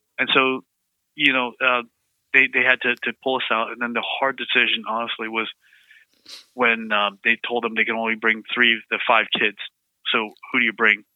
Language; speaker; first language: English; early bilingual, other home language; Vietnamese